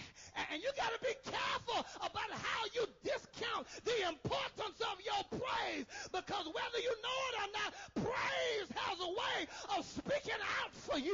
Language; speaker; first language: English; native; English